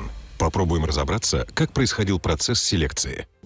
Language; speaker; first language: Russian; native; Russian